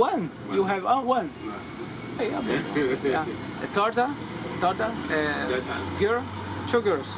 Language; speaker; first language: English; non-native, learner; Portuguese